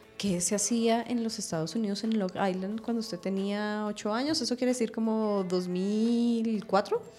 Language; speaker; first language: Spanish; native; Spanish